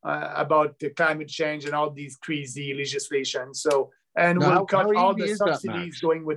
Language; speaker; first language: English; non-native, local second language; French